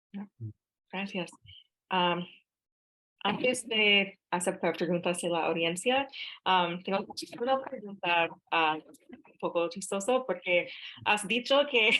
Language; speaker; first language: Spanish; non-native, fluent; English